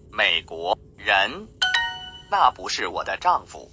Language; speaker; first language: Chinese; non-native, learner; English